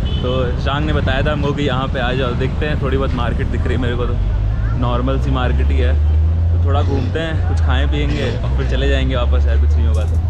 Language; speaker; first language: Hindi; native; Hindi